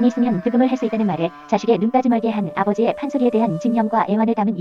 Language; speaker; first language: Korean; native; Korean